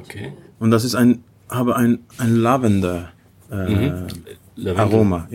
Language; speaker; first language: German; non-native, learner; Dutch